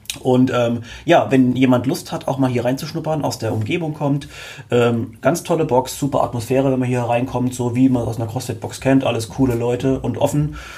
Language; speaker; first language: German; native; German